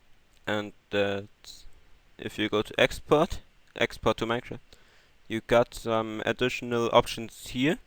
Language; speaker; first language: English; non-native, fluent; German